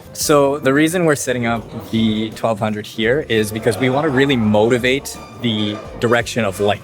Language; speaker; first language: English; native; English